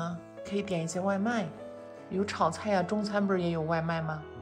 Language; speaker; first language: Chinese; native; Chinese